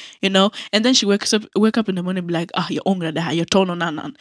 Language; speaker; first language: Swedish; non-native, local second language; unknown